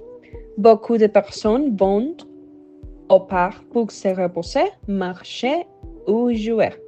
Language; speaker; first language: French; non-native, learner; Spanish